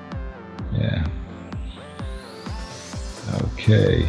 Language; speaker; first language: English; non-native, fluent; Croatian